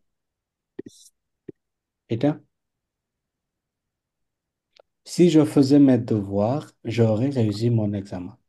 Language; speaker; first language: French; non-native, fluent; Bangla